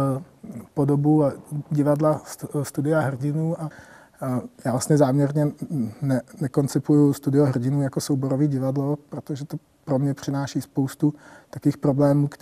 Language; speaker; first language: Czech; native; Czech